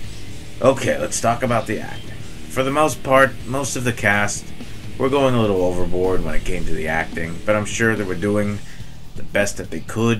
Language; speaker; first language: English; native; English